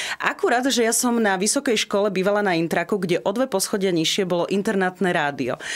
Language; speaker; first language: Slovak; non-native, local second language; Rusyn